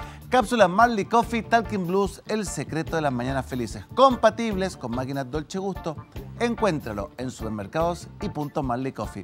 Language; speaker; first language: Spanish; native; Spanish